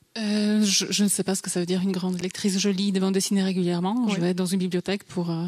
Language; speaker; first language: French; non-native, fluent; Polish